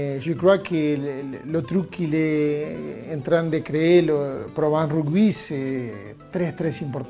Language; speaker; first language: French; non-native, fluent; Spanish